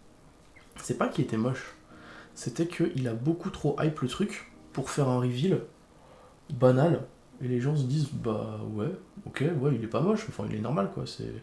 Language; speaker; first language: French; native; French